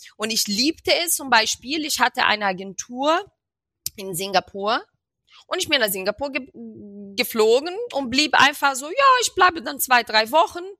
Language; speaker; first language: German; non-native, fluent; Portuguese